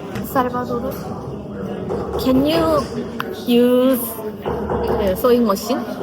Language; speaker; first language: English; non-native, learner; Korean